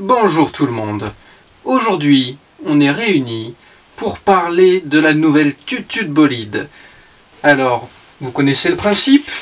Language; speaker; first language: French; native; French